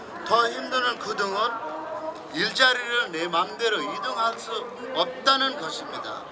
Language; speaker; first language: Korean; non-native, fluent; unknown